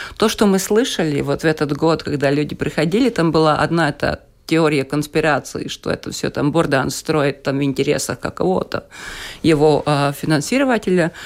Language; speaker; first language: Russian; non-native, local second language; Latvian